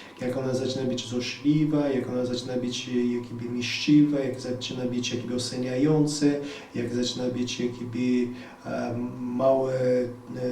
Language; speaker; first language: Polish; non-native, fluent; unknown